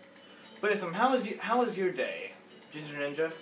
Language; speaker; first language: English; native; English